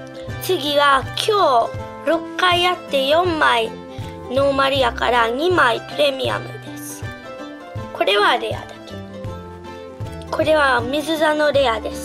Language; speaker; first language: Japanese; early bilingual, heritage; Japanese